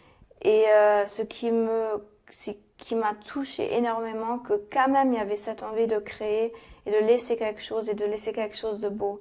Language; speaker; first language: French; non-native, fluent; German